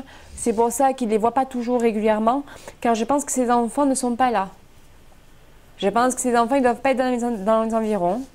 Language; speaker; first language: French; native; French